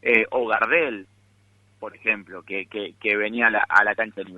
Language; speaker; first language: Spanish; native; Spanish